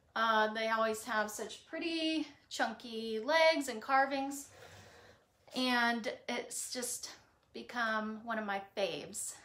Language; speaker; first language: English; native; English